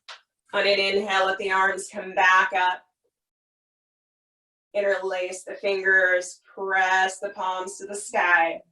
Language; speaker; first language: English; native; English